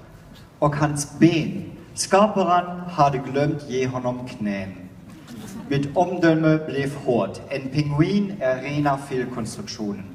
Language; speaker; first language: Swedish; non-native, fluent; German